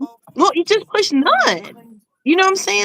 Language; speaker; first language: English; native; English